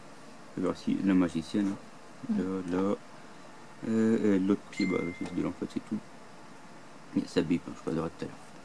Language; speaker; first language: French; native; French